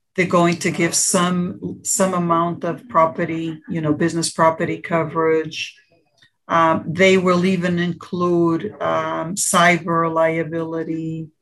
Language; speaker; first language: English; early bilingual, other home language; Portuguese